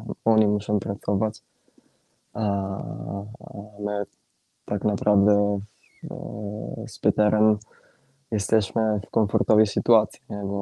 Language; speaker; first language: Polish; non-native, fluent; Italian